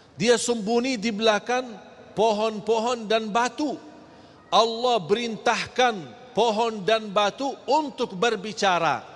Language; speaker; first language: Malay; non-native, fluent; Arabic